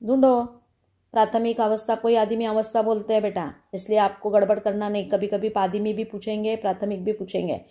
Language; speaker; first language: Hindi; non-native, local second language; Marathi